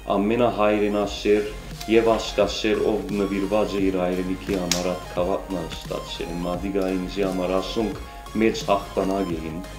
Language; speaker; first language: Armenian; early bilingual, heritage; Armenian